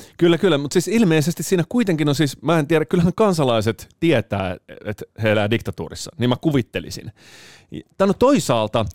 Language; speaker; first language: Finnish; early bilingual, heritage; Finnish